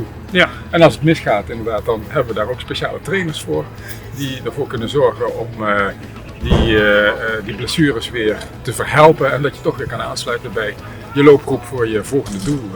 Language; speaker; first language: Dutch; native; Dutch